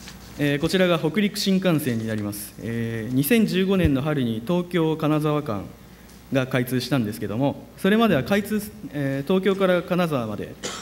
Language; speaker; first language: Japanese; native; Japanese